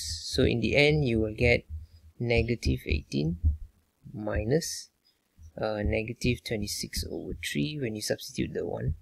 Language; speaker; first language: English; non-native, local second language; Malay